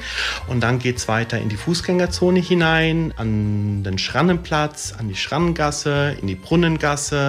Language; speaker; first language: German; early bilingual, other home language; Italian